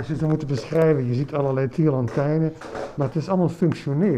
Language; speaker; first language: Dutch; native; Dutch